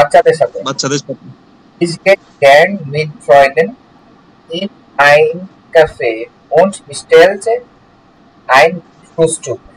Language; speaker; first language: German; non-native, learner; Bangla